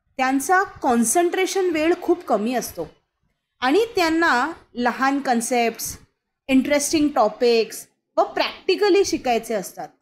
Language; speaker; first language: Marathi; non-native, local second language; Hindi